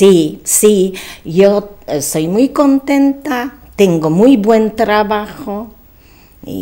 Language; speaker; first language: Spanish; non-native, learner; Polish